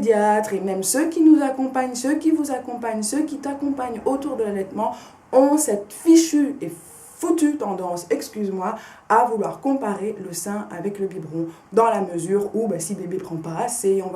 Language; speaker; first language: French; native; French